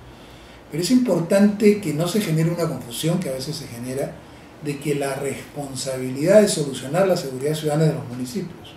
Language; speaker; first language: Spanish; native; Spanish